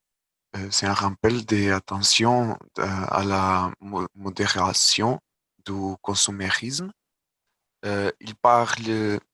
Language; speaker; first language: French; non-native, learner; Portuguese